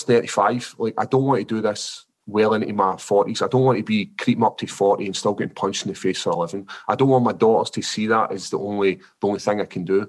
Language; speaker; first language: English; native; English